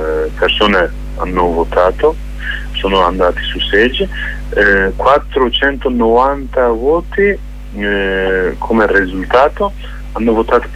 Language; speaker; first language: Italian; non-native, fluent; Kurdish